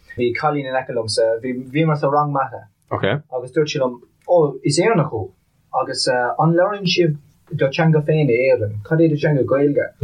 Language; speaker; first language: Irish; non-native, local second language; English